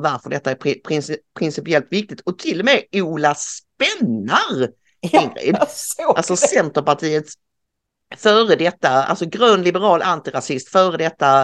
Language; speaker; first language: Swedish; native; Swedish